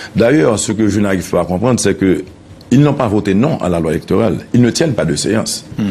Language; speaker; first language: French; non-native, local second language; Haitian Creole